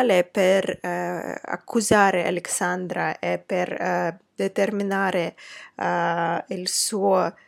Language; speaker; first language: Italian; non-native, fluent; Russian